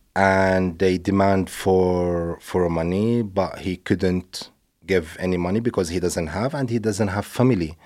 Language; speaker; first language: English; non-native, fluent; Arabic